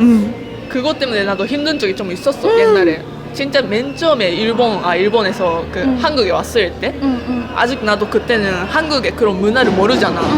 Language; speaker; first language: Korean; non-native, fluent; Japanese